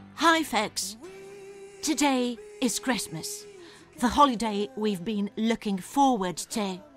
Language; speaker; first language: English; non-native, fluent; Romanian